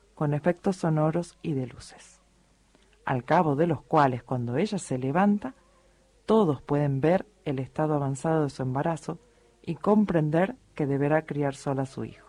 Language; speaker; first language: Spanish; native; Spanish